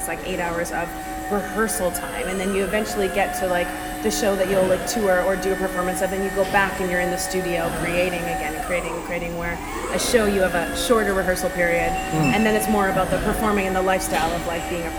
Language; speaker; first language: English; native; English